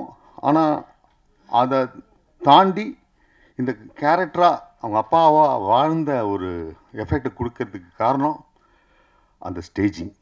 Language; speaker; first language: Tamil; native; Tamil